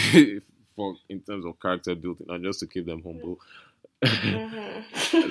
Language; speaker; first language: English; non-native, local second language; Yoruba